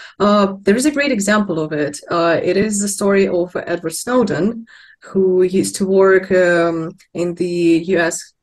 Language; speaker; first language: English; non-native, fluent; Russian